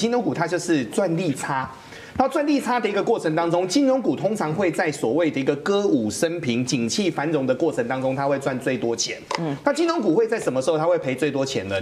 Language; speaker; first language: Chinese; native; Chinese